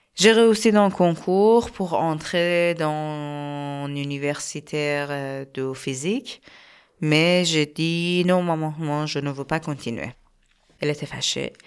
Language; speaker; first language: French; non-native, learner; Persian